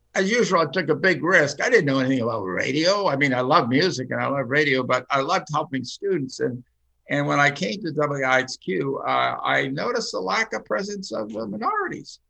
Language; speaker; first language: English; early bilingual, other home language; Finnish